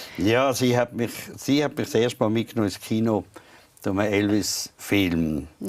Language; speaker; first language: German; native; German